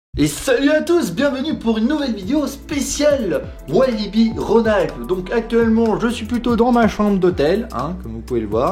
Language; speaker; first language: French; native; French